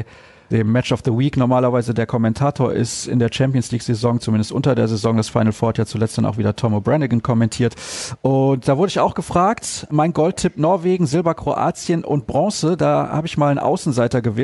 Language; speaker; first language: German; native; German